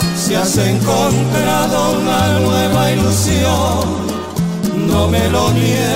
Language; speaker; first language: Spanish; native; Spanish